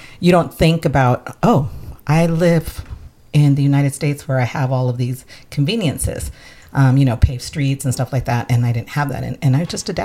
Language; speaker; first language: English; early bilingual, other home language; Spanish